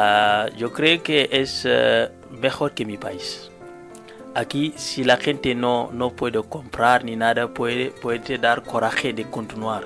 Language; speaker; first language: Spanish; non-native, learner; Wolof